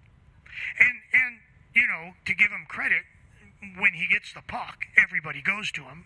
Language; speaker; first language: English; native; English